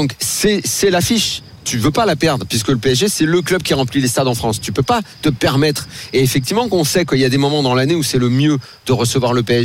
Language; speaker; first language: French; native; French